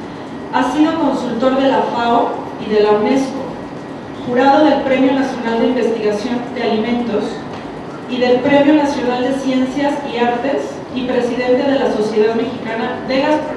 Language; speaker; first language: Spanish; native; Spanish